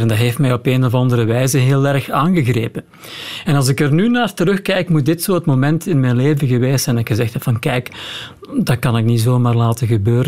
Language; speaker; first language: Dutch; native; Dutch